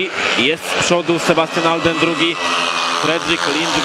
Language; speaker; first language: Polish; native; Polish